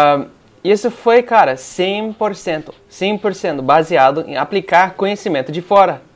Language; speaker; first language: Portuguese; non-native, fluent; English